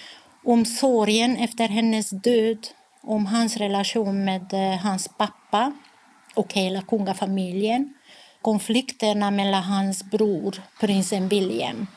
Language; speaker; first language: Swedish; non-native, fluent; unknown